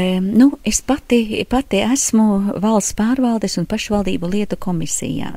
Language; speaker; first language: Latvian; native; Latvian